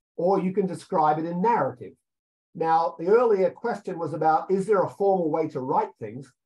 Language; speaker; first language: English; native; English